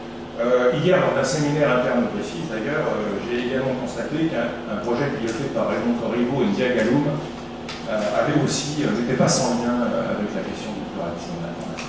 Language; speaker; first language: French; native; French